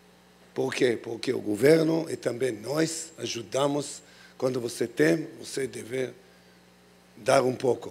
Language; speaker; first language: Portuguese; non-native, learner; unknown